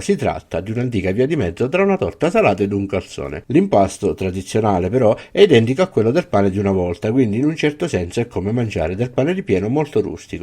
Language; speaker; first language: Italian; native; Italian